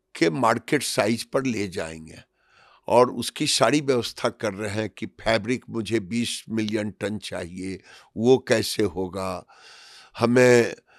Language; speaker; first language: Hindi; native; Hindi